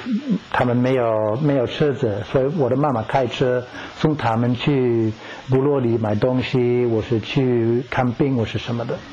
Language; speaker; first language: Chinese; non-native, learner; English